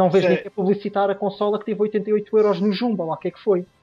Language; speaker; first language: Portuguese; native; Portuguese